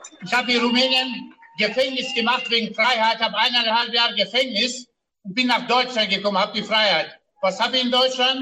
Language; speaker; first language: German; non-native, fluent; Romanian